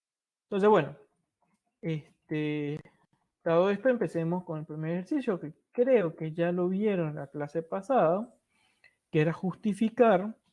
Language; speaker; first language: Spanish; native; Spanish